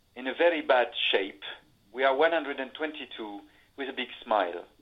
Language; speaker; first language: English; non-native, fluent; French